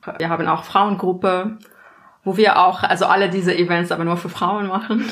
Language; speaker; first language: German; non-native, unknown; Arabic